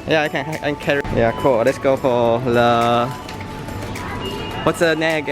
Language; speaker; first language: English; non-native, learner; Chinese